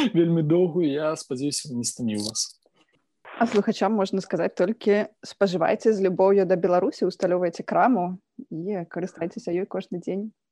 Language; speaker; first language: Belarusian; non-native, local second language; Russian